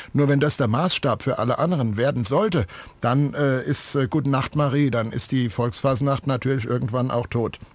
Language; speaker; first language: German; native; German